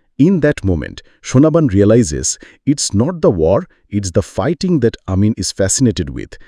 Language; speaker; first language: English; non-native, local second language; Bangla